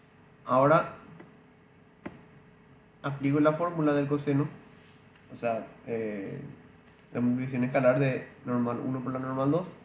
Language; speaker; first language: Spanish; native; Spanish